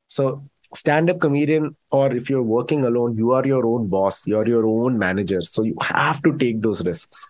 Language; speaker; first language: Malayalam; early bilingual, heritage; Malayalam